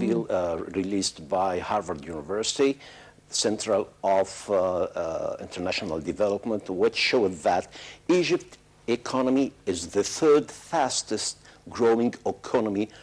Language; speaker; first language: English; non-native, fluent; Arabic